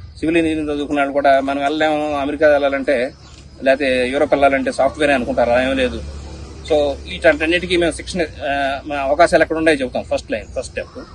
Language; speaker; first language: Telugu; native; Telugu